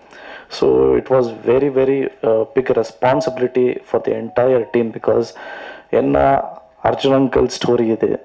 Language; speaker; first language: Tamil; non-native, learner; Kannada